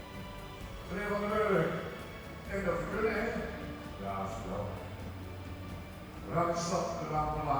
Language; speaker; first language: Dutch; native; Dutch